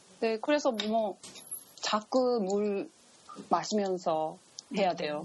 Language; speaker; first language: Korean; non-native, learner; Japanese